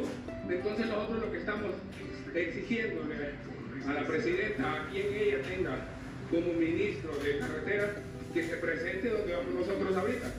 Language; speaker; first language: Spanish; native; Spanish